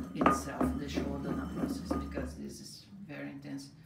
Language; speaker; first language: English; non-native, fluent; Portuguese